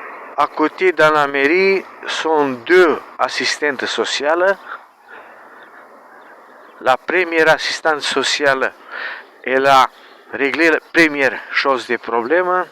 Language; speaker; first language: French; non-native, learner; Romanian